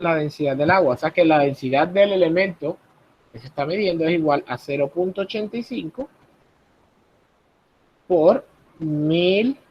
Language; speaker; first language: Spanish; native; Spanish